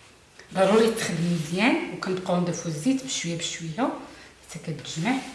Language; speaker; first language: Arabic; native; Arabic